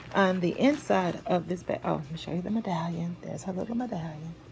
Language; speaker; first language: English; native; English